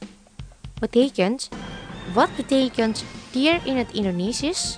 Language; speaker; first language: Dutch; non-native, fluent; Indonesian